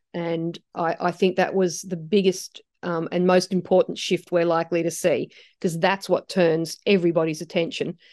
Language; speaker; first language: English; native; English